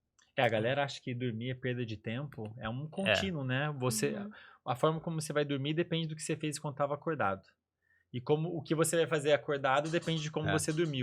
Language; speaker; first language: Portuguese; native; Portuguese